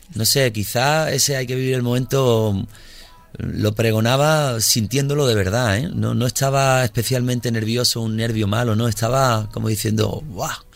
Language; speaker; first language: Spanish; native; Spanish